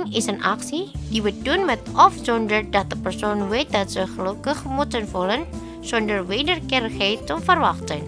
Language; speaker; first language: Dutch; non-native, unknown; Indonesian